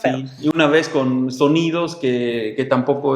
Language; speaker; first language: Spanish; non-native, fluent; German